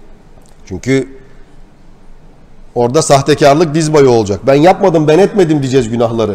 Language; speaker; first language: Turkish; native; Turkish